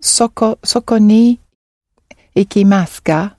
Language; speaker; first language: Japanese; non-native, learner; English